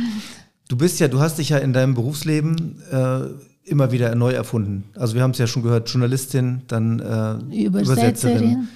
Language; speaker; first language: German; native; German